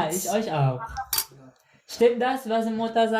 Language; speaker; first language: German; non-native, learner; Cebuano